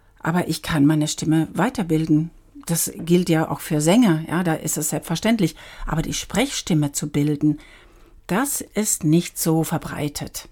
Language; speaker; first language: German; native; German